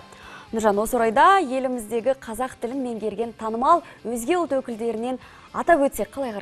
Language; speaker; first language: Kazakh; native; Kazakh